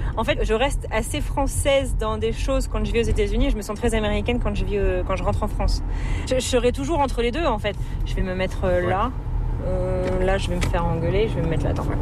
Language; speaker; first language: French; native; French